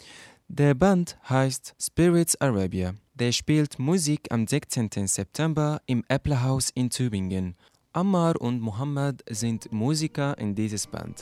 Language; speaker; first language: German; non-native, learner; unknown